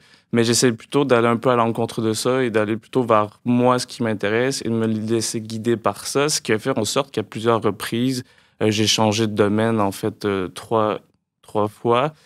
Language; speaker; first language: French; native; French